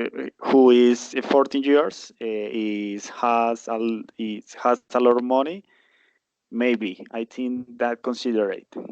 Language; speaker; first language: English; non-native, learner; Spanish